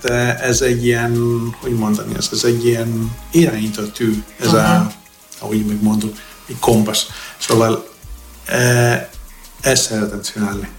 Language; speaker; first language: Hungarian; non-native, fluent; Greek